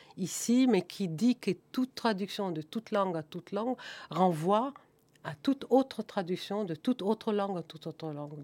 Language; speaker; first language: French; non-native, fluent; German